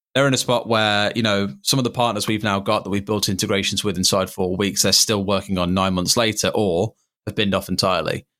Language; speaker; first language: English; native; English